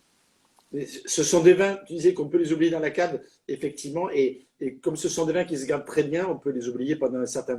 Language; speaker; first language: French; native; French